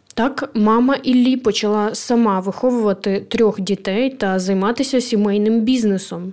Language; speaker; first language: Ukrainian; native; Ukrainian